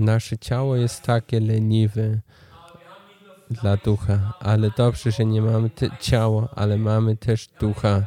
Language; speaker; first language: Polish; non-native, learner; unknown